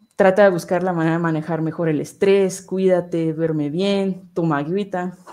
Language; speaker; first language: Spanish; native; Spanish